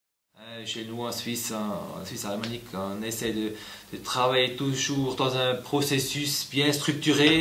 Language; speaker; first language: French; non-native, local second language; German